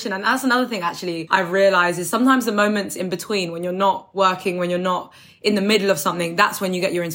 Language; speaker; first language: English; native; English